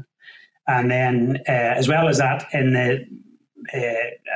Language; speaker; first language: English; native; English